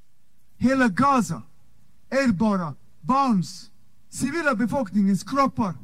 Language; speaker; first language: Swedish; non-native, fluent; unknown